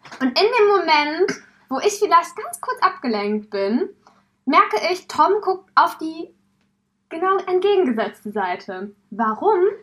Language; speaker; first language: German; native; German